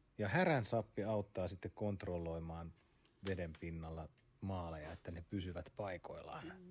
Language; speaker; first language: Finnish; native; Finnish